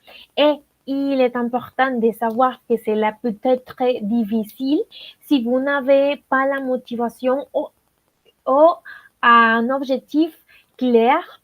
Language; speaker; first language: French; non-native, learner; Spanish